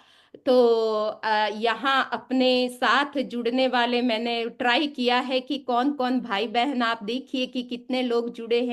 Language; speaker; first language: Hindi; native; Hindi